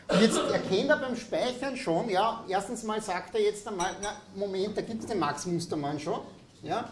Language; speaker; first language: German; native; German